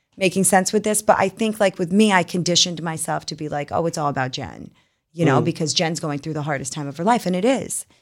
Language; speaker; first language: English; native; English